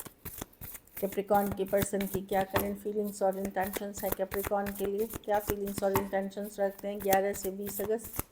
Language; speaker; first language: Hindi; native; Hindi